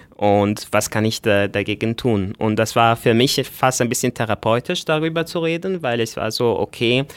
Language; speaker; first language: German; non-native, fluent; Arabic